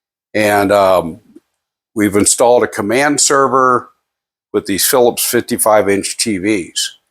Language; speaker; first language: English; native; English